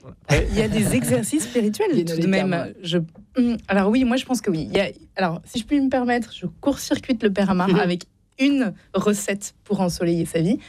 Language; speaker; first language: French; native; French